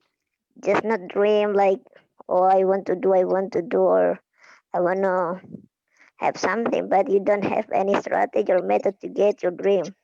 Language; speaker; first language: English; non-native, fluent; Indonesian